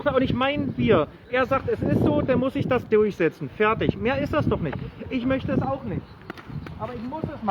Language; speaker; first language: German; native; German